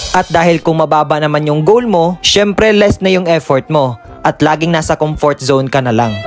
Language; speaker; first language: Filipino; non-native, local second language; Hiligaynon